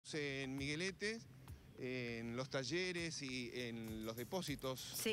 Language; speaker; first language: Spanish; native; Spanish